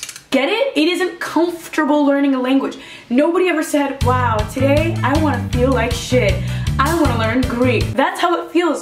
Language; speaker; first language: English; early bilingual, other home language; Portuguese